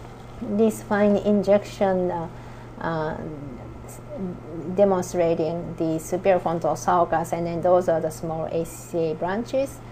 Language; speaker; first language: English; non-native, fluent; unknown